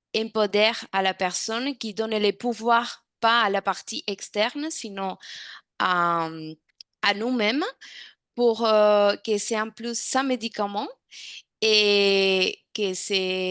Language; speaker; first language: French; non-native, fluent; Spanish